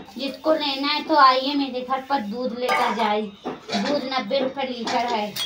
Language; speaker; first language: Hindi; native; Hindi